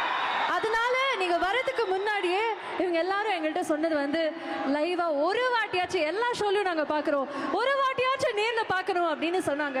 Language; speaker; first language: Tamil; native; Tamil